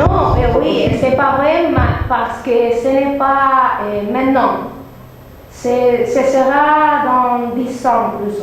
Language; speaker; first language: French; non-native, learner; Spanish